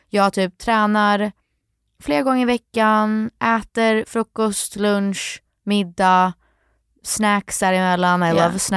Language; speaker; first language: Swedish; native; Swedish